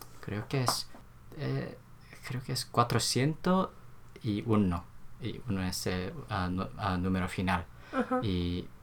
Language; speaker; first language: Spanish; non-native, learner; Korean